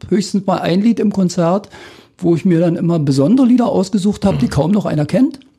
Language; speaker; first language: German; native; German